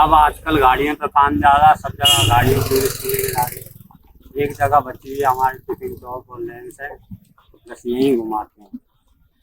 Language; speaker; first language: Hindi; native; Hindi